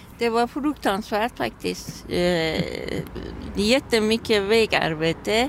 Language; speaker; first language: Swedish; non-native, learner; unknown